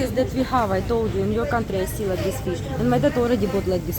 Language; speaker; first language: English; non-native, learner; Russian